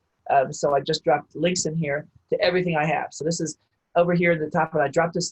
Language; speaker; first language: English; native; English